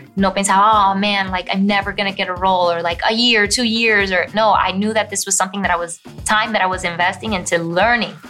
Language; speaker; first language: English; early bilingual, other home language; Spanish